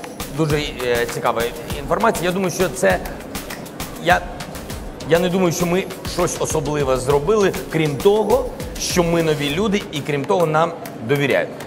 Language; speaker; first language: Ukrainian; non-native, local second language; Russian